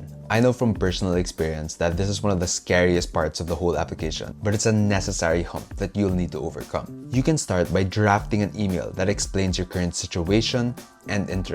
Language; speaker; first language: English; non-native, local second language; Filipino